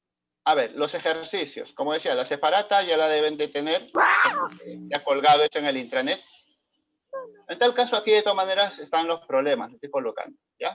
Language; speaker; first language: Spanish; native; Spanish